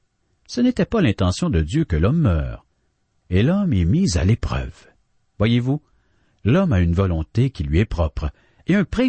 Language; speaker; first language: French; native; French